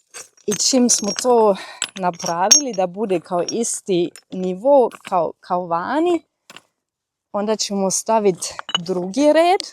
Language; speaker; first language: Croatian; non-native, fluent; German